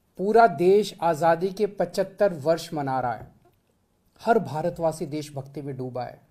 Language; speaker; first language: Hindi; native; Hindi